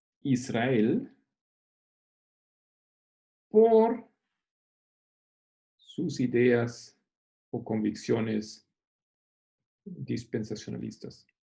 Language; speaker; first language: Spanish; non-native, fluent; Portuguese